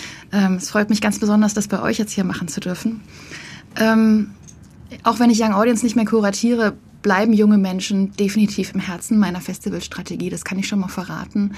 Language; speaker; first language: German; native; German